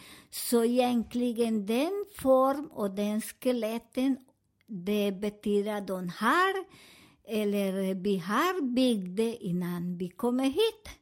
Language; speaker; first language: Swedish; non-native, learner; Spanish